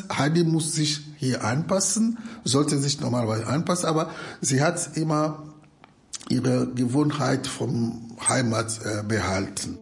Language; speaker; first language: German; non-native, fluent; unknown